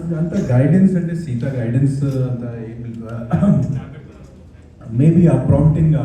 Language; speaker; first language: Telugu; non-native, fluent; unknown